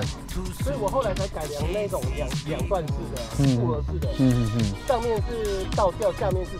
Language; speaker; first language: Chinese; native; Chinese